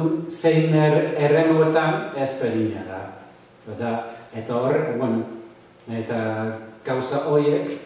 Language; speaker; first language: Basque; non-native, fluent; English